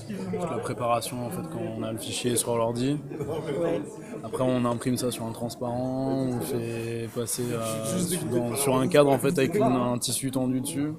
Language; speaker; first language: French; native; French